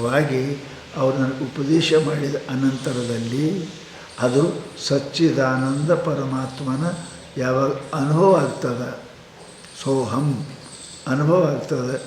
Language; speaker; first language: Kannada; native; Kannada